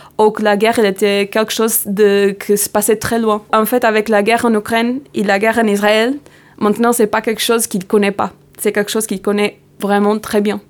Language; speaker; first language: French; non-native, fluent; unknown